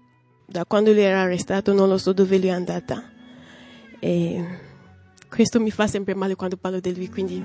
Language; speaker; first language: Italian; non-native, learner; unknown